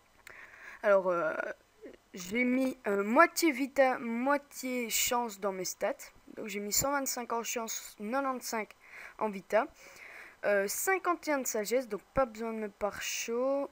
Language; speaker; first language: French; native; French